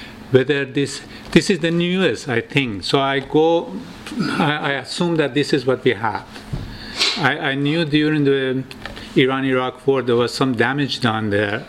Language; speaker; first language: English; non-native, fluent; Persian